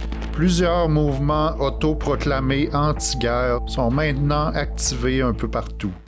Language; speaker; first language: French; native; French